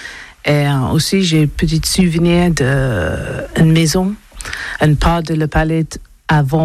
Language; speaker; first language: French; non-native, learner; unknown